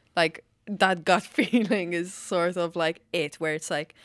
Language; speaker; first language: English; non-native, fluent; Maltese